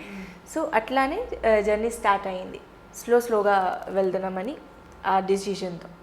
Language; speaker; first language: Telugu; non-native, fluent; Hindi